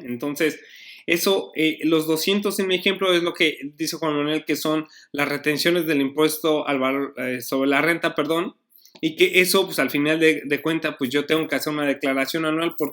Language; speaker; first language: Spanish; native; Spanish